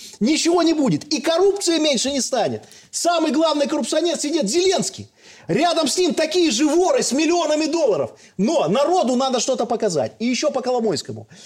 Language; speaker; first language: Russian; native; Russian